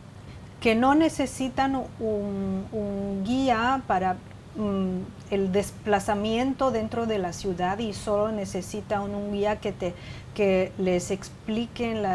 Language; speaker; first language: Spanish; non-native, fluent; Chinese